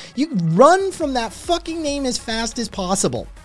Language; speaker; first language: English; native; English